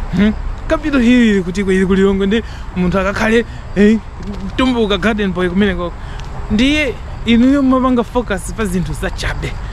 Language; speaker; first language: Nyanja; non-native, local second language; Tumbuka